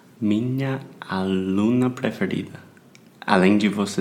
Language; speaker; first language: Portuguese; non-native, fluent; English